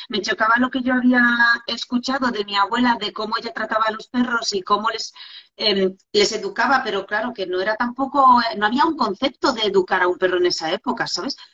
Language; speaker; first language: Spanish; non-native, fluent; Polish